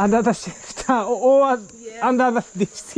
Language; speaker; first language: English; non-native, learner; Japanese